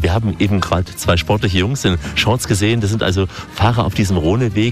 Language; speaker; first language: German; native; German